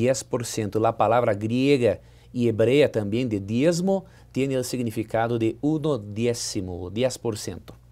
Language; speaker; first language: Spanish; non-native, learner; Portuguese